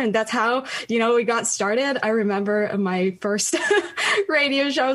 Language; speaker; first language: English; non-native, fluent; Persian